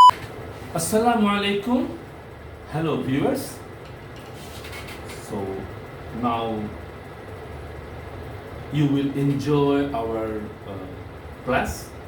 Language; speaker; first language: English; non-native, fluent; Bangla